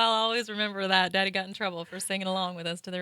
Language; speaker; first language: English; native; English